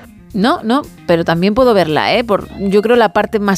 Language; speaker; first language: Spanish; native; Spanish